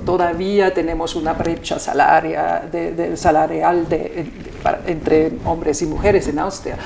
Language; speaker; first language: Spanish; non-native, fluent; German